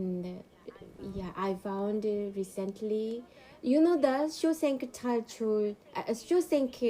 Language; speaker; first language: English; non-native, learner; Korean